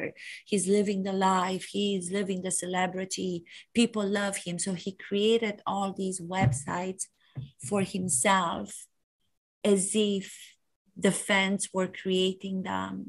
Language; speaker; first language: English; non-native, fluent; Romanian